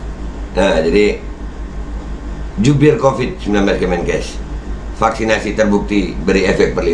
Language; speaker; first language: Indonesian; native; Indonesian